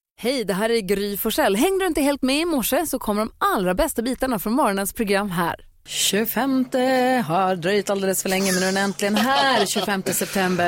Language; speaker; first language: Swedish; native; Swedish